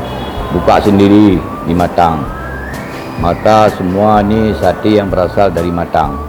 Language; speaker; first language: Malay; non-native, local second language; Achinese